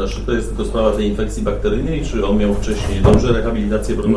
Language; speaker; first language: Polish; native; Polish